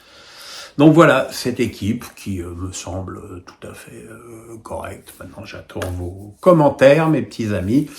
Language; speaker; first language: French; native; French